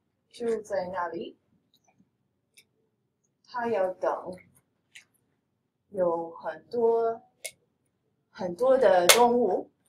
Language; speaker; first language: Chinese; non-native, fluent; English